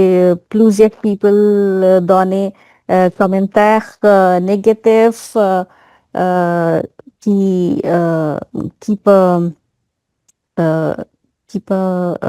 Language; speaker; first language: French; non-native, learner; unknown